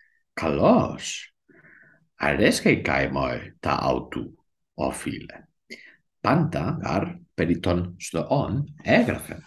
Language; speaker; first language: Greek; non-native, learner; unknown